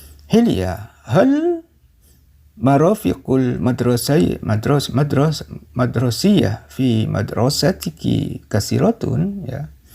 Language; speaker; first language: Arabic; non-native, fluent; Indonesian